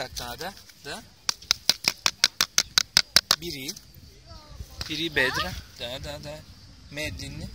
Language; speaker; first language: Russian; non-native, learner; Turkish